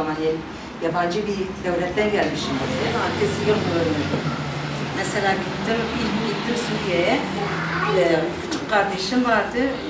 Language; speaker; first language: Turkish; non-native, fluent; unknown